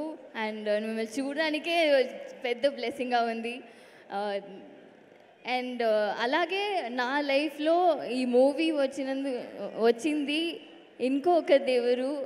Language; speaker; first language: Telugu; non-native, learner; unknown